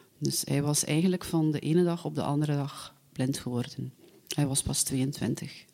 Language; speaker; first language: Dutch; native; Dutch